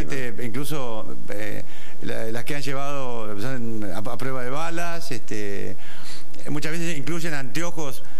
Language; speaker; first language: Spanish; native; Spanish